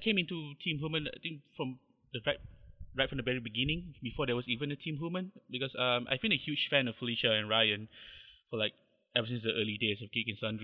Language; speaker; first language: English; non-native, local second language; Malay